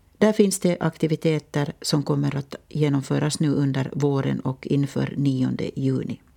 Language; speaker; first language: Swedish; native; Swedish